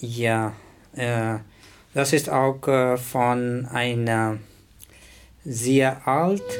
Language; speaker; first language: German; non-native, learner; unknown